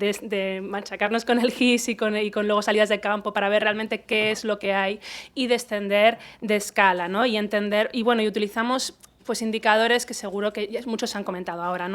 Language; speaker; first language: Spanish; native; Spanish